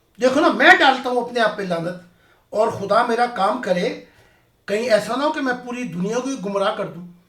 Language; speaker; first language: Urdu; native; Urdu